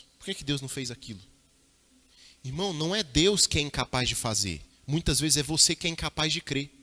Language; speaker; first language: Portuguese; native; Portuguese